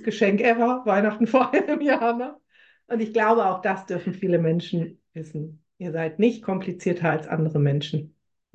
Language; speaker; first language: German; native; German